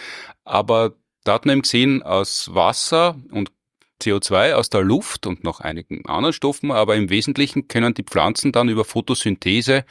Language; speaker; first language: German; native; German